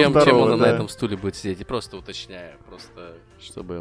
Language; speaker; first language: Russian; native; Russian